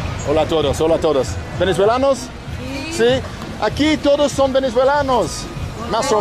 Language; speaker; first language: Spanish; non-native, learner; English